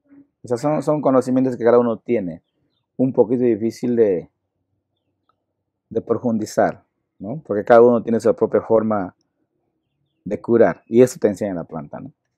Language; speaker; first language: Spanish; non-native, local second language; Shipibo-Conibo